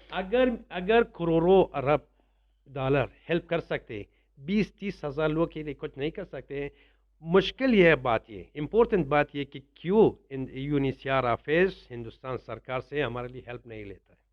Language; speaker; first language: Hindi; non-native, learner; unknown